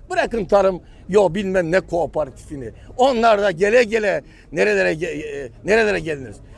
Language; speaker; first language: Turkish; native; Turkish